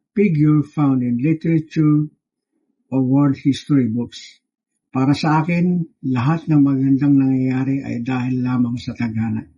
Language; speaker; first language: Filipino; native; Filipino